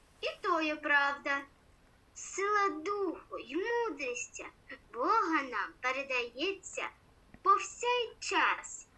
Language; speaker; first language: Ukrainian; non-native, local second language; Russian